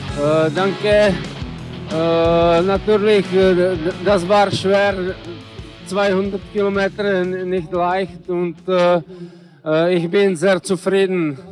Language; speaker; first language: German; non-native, learner; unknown